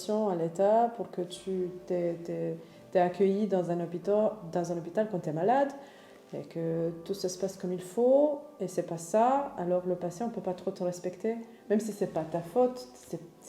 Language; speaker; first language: French; non-native, fluent; Romanian